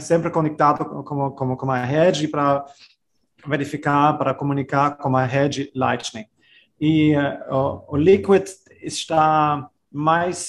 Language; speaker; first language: Portuguese; non-native, fluent; German